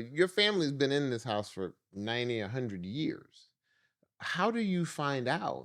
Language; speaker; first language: English; native; English